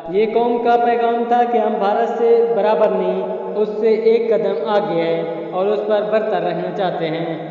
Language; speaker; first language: Urdu; native; Urdu